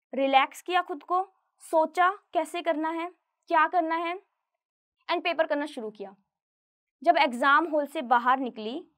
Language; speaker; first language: Hindi; native; Hindi